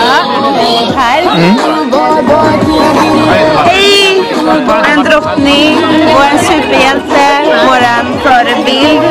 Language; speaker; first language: Swedish; early bilingual, other home language; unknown